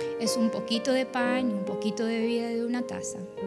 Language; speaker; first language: Spanish; non-native, fluent; English